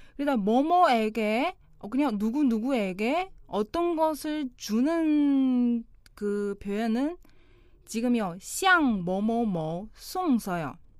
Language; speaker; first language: Korean; non-native, local second language; Chinese